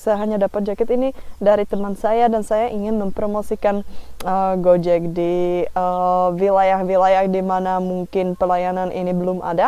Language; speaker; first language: Indonesian; non-native, fluent; Czech